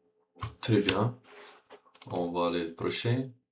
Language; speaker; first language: French; non-native, learner; Portuguese